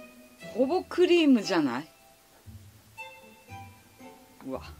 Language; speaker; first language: Japanese; native; Japanese